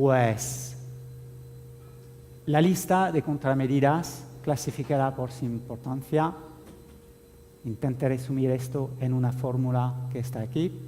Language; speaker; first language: Spanish; non-native, fluent; French